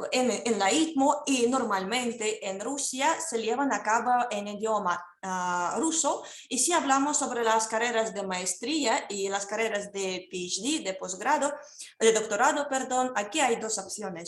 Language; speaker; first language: Spanish; non-native, fluent; Russian